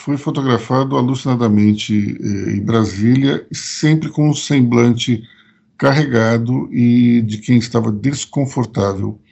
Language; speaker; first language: Portuguese; native; Portuguese